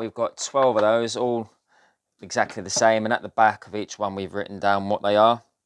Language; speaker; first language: English; native; English